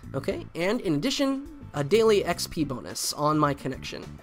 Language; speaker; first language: English; native; English